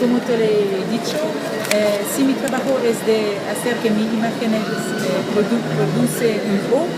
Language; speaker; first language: Spanish; non-native, learner; French